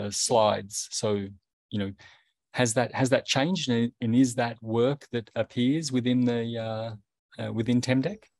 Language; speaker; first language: English; native; English